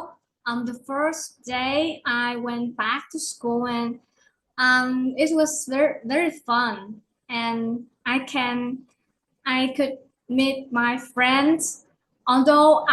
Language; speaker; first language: English; non-native, learner; Vietnamese